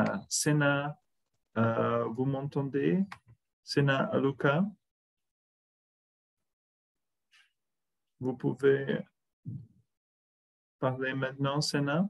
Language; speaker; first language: French; non-native, fluent; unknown